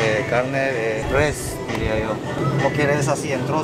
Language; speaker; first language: Spanish; early bilingual, other home language; Korean